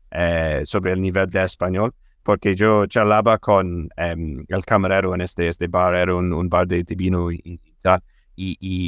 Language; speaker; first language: Spanish; non-native, fluent; English